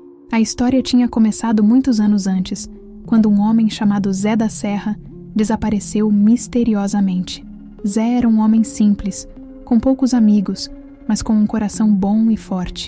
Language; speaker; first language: Portuguese; native; Portuguese